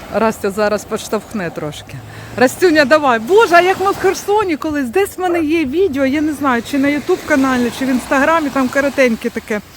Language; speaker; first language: Ukrainian; native; Ukrainian